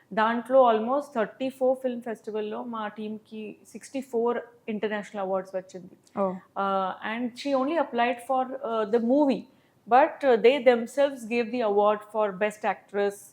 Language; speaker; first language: Telugu; non-native, learner; Hindi